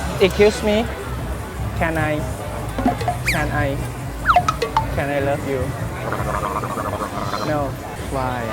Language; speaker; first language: English; non-native, learner; Thai